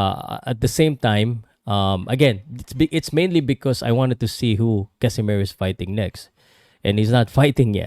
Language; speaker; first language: English; non-native, local second language; Filipino